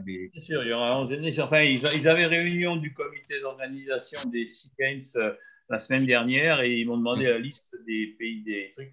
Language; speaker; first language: French; native; French